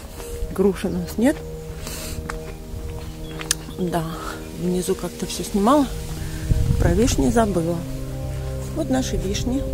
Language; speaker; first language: Russian; native; Russian